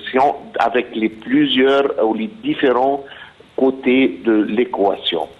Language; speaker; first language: French; non-native, fluent; Arabic